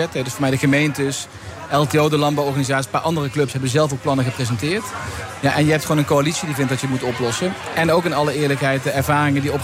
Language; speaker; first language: Dutch; native; Dutch